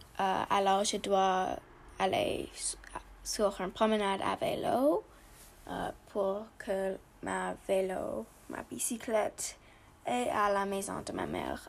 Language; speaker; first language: French; non-native, learner; English